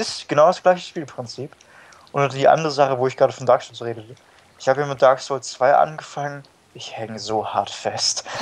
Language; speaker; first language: German; native; German